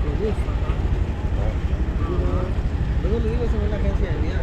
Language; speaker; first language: Spanish; native; Spanish